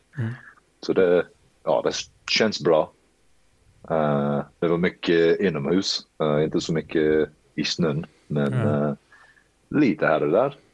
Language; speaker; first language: Swedish; early bilingual, heritage; Swedish